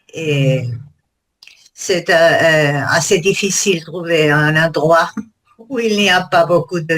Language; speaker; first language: French; non-native, learner; Spanish